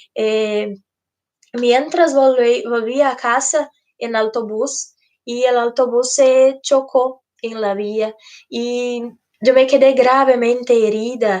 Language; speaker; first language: Spanish; non-native, fluent; Portuguese